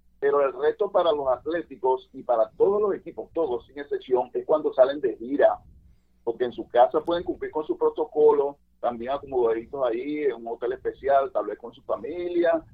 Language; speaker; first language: Spanish; native; Spanish